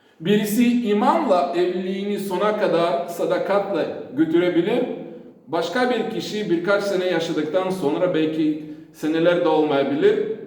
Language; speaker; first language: Turkish; non-native, fluent; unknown